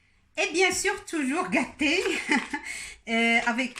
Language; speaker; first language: French; non-native, local second language; Arabic